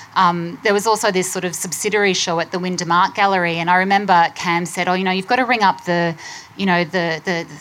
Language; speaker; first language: English; native; English